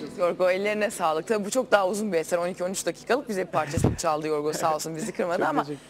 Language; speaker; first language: Turkish; native; Turkish